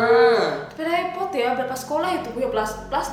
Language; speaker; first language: Indonesian; native; Indonesian